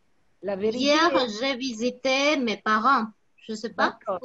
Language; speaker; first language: French; non-native, fluent; Spanish